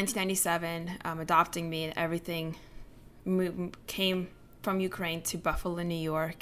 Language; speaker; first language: English; early bilingual, other home language; Ukrainian